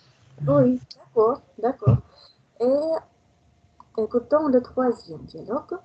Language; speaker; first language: French; non-native, fluent; Russian